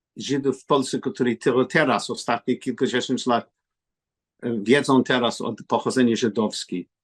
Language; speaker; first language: Polish; non-native, learner; English